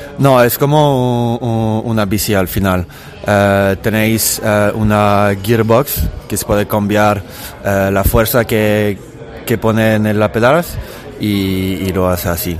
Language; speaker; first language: Spanish; non-native, fluent; Italian